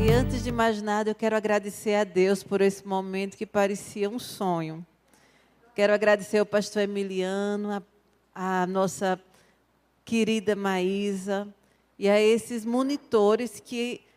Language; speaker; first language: Portuguese; native; Portuguese